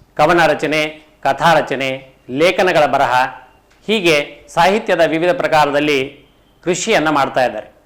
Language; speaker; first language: Kannada; native; Kannada